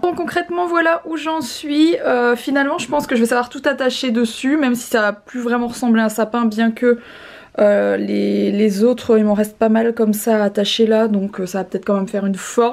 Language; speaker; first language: French; native; French